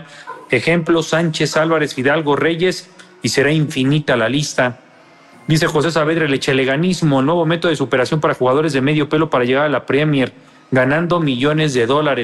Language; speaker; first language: Spanish; native; Spanish